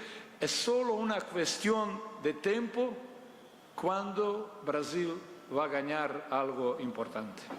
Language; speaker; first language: Spanish; non-native, fluent; Portuguese